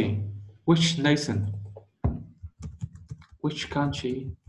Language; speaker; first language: English; non-native, learner; Vietnamese